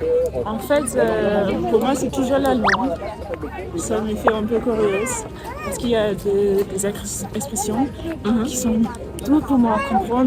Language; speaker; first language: French; non-native, fluent; German